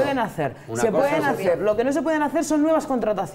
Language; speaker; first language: Spanish; native; Spanish